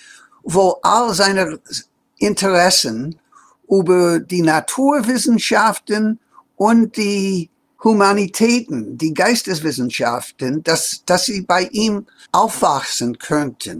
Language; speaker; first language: German; non-native, fluent; English